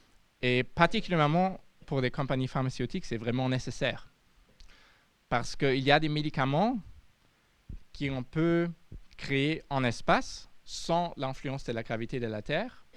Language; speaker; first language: French; non-native, fluent; German